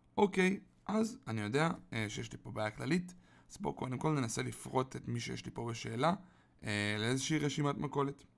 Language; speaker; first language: Hebrew; native; Hebrew